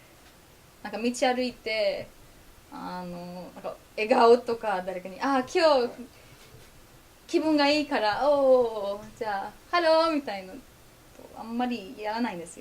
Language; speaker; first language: Japanese; non-native, fluent; Polish